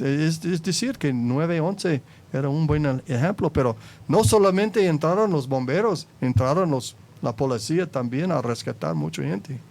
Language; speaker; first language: Spanish; non-native, fluent; English